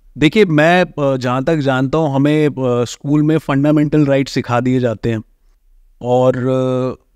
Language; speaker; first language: Hindi; native; Hindi